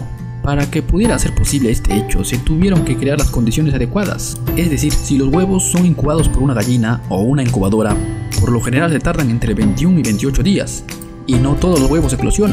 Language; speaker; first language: Spanish; native; Spanish